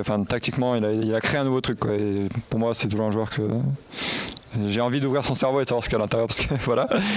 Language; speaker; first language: French; native; French